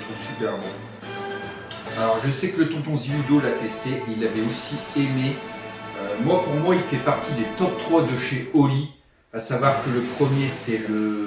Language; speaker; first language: French; native; French